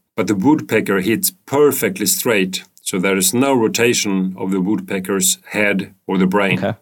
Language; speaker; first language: English; non-native, fluent; Swedish